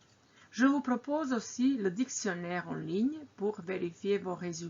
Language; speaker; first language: French; non-native, fluent; Croatian